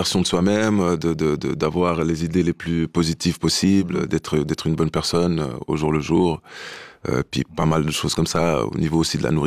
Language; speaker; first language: French; non-native, fluent; Romanian